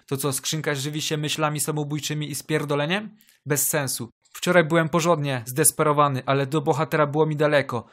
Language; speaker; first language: Polish; native; Polish